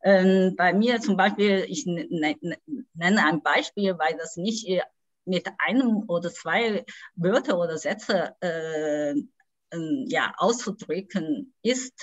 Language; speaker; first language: German; non-native, fluent; Chinese